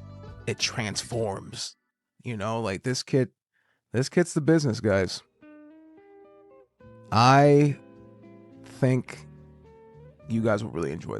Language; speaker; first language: English; native; English